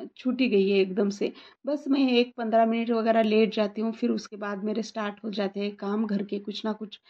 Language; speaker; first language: Hindi; non-native, local second language; Marathi